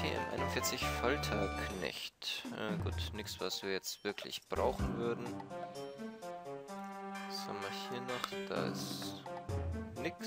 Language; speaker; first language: German; native; German